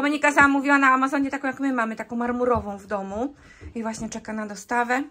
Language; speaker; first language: Polish; native; Polish